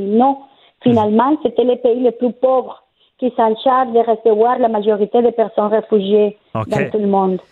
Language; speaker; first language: French; non-native, fluent; Spanish